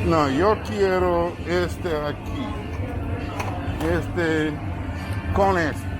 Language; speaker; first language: Spanish; non-native, learner; English